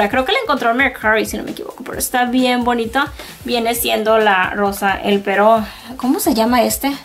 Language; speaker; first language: Spanish; native; Spanish